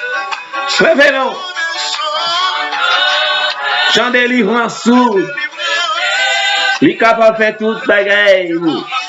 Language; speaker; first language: French; non-native, local second language; Haitian Creole